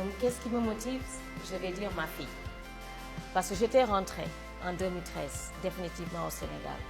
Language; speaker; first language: French; non-native, local second language; Wolof